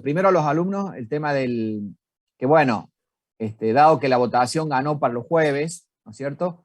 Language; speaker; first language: Spanish; native; Spanish